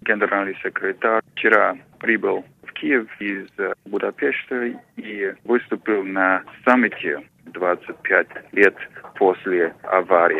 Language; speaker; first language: Russian; non-native, fluent; English